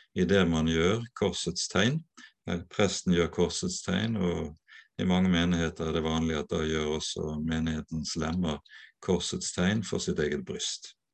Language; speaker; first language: Norwegian; native; Norwegian